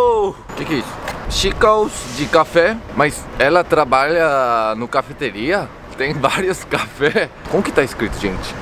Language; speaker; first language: Portuguese; non-native, learner; Korean